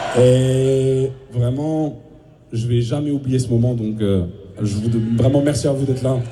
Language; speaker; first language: French; native; French